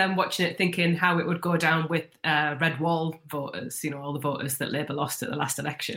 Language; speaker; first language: English; native; English